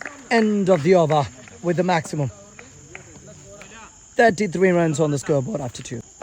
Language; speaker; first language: English; non-native, local second language; Malayalam